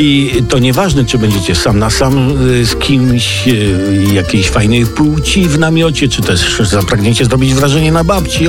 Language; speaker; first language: Polish; native; Polish